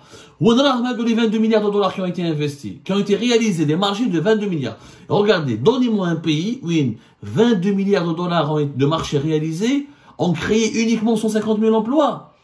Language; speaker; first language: French; non-native, local second language; Arabic